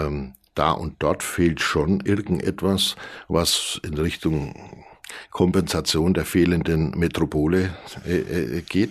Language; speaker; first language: German; native; German